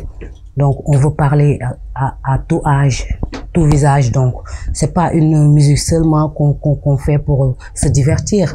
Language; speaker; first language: French; non-native, local second language; Wolof